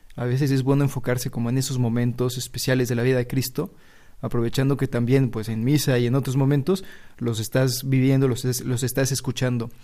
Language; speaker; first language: Spanish; native; Spanish